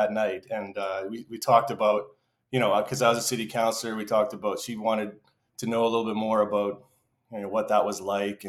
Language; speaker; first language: English; native; English